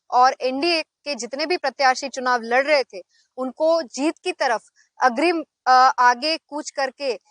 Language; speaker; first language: Hindi; non-native, local second language; Gujarati